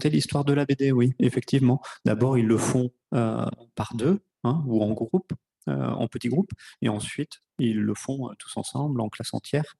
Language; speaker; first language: French; native; French